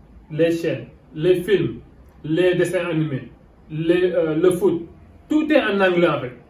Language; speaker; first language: French; non-native, local second language; Wolof